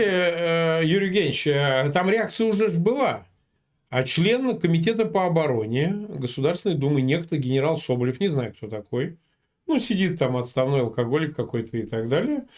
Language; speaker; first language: Russian; native; Russian